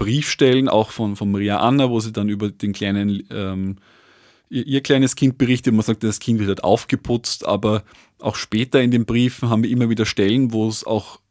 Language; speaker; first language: German; native; German